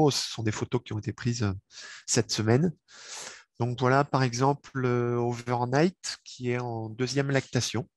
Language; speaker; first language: French; native; French